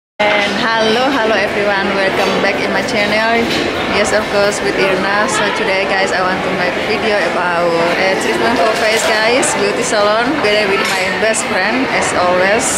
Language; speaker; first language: English; non-native, learner; Indonesian